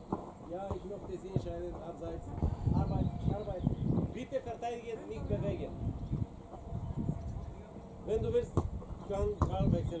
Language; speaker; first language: German; non-native, learner; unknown